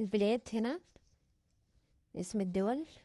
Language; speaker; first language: Arabic; native; Arabic